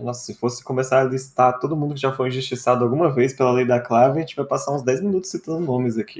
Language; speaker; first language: Portuguese; native; Portuguese